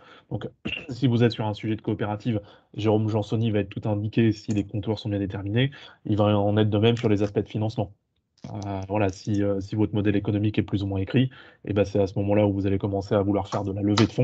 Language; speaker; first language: French; native; French